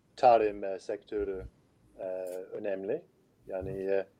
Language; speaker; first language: Turkish; non-native, learner; English